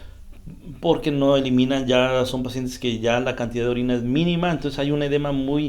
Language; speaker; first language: Spanish; native; Spanish